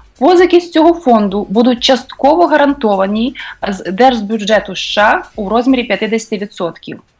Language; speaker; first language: Ukrainian; native; Ukrainian